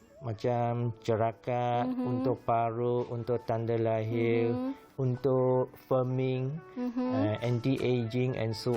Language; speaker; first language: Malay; non-native, local second language; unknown